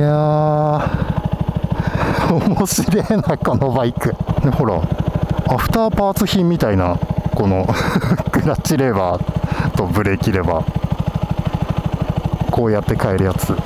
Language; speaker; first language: Japanese; native; Japanese